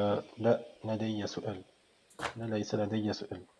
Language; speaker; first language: Arabic; non-native, learner; French